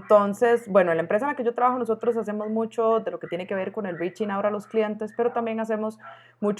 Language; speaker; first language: Spanish; native; Spanish